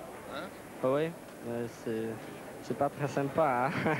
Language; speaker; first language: French; non-native, learner; Russian